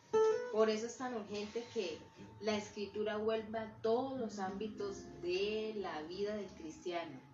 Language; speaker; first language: Spanish; native; Spanish